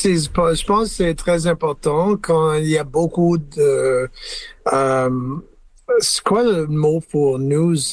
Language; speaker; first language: French; non-native, learner; English